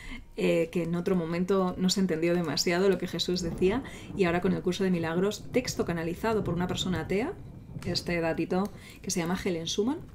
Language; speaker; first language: Spanish; native; Spanish